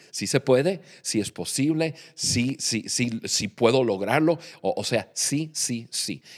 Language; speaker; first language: Spanish; non-native, fluent; English